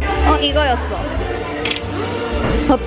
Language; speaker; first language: Korean; native; Korean